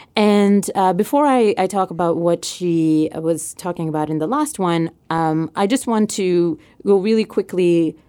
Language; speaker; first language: English; non-native, fluent; French